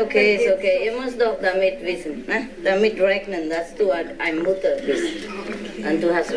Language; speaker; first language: German; non-native, learner; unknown